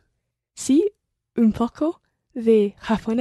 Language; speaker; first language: Spanish; non-native, learner; English